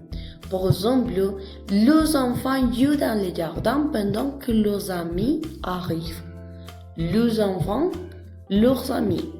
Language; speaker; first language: French; non-native, learner; Spanish